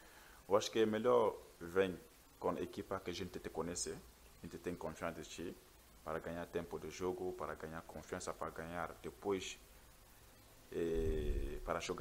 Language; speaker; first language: Portuguese; non-native, learner; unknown